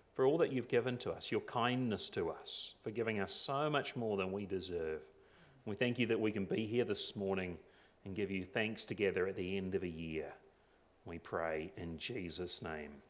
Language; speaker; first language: English; native; English